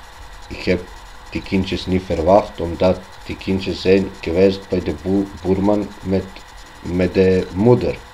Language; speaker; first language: Dutch; non-native, local second language; Albanian